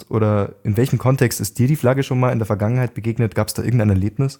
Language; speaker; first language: German; native; German